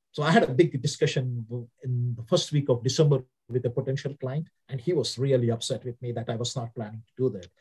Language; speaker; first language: English; non-native, local second language; Telugu